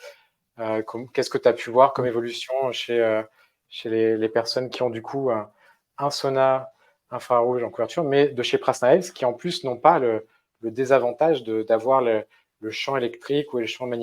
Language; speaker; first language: French; native; French